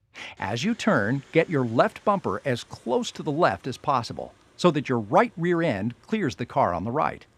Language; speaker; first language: English; native; English